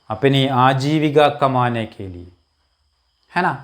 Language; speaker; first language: Hindi; non-native, local second language; Malayalam